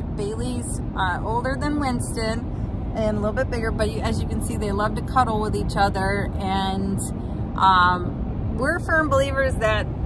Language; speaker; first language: English; native; English